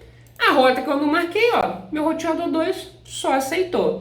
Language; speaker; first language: Portuguese; native; Portuguese